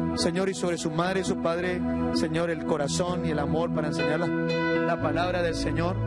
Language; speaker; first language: Spanish; native; Spanish